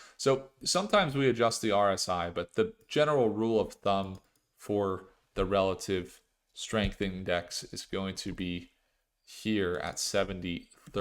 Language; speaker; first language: English; native; English